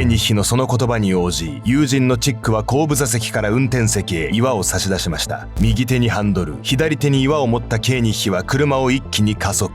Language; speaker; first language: Japanese; native; Japanese